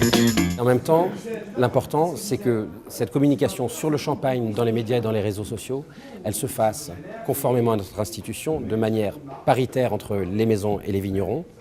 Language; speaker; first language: French; native; French